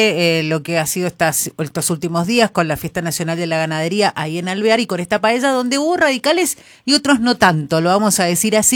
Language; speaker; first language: Spanish; native; Spanish